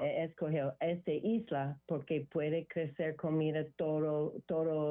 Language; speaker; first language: Spanish; non-native, learner; English